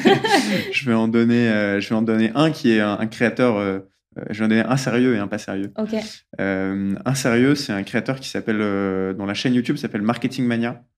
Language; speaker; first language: French; native; French